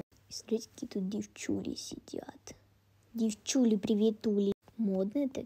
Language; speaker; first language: Russian; native; Russian